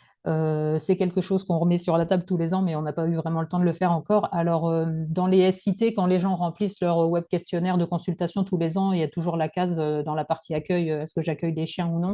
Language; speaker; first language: French; native; French